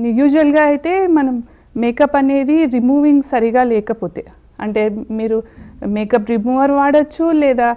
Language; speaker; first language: Telugu; native; Telugu